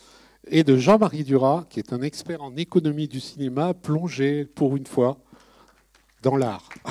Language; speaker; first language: French; native; French